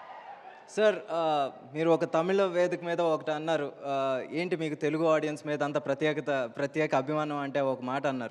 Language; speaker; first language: Telugu; native; Telugu